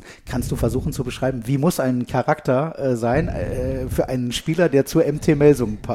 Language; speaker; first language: German; native; German